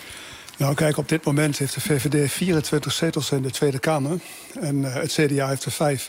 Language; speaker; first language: Dutch; native; Dutch